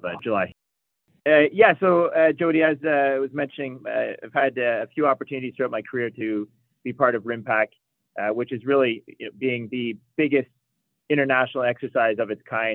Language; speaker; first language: English; native; English